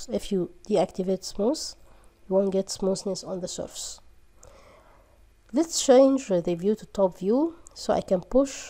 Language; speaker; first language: English; non-native, fluent; Arabic